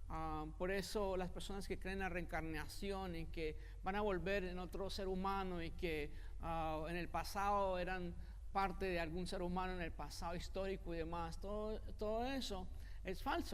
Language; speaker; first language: Spanish; native; Spanish